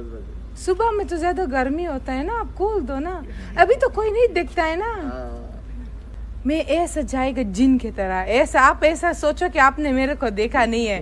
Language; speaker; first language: Hindi; non-native, local second language; Pashto